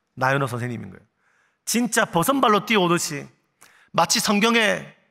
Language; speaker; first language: Korean; native; Korean